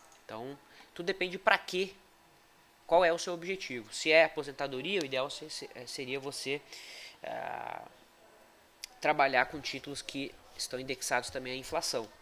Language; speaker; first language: Portuguese; native; Portuguese